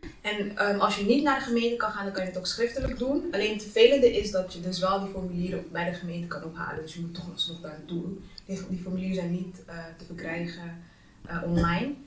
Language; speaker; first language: Dutch; early bilingual, other home language; Kinyarwanda